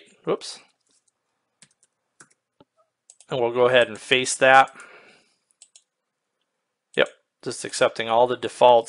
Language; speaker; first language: English; native; English